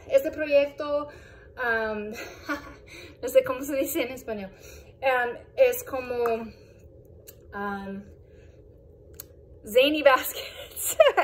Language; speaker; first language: Spanish; non-native, fluent; English